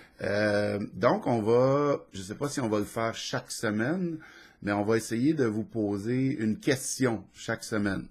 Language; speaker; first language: French; native; French